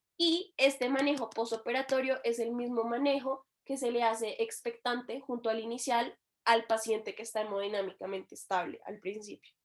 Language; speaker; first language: Spanish; native; Spanish